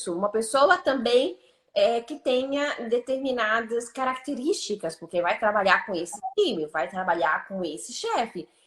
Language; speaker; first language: Portuguese; native; Portuguese